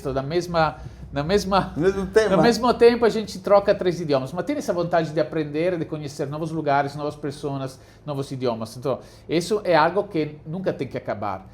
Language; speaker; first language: Portuguese; non-native, fluent; Italian